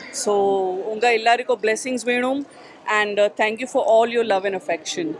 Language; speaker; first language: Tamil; non-native, local second language; Gujarati